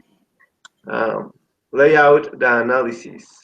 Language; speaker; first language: English; non-native, learner; Spanish